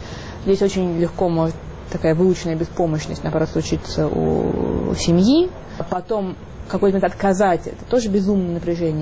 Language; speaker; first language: Russian; native; Russian